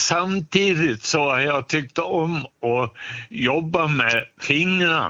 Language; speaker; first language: Swedish; native; Swedish